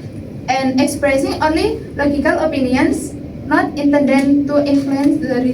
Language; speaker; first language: English; non-native, learner; Indonesian